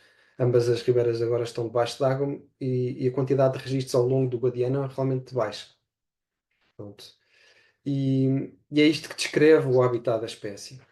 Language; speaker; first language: Portuguese; native; Portuguese